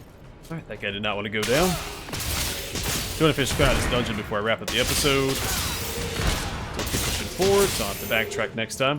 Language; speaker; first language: English; native; English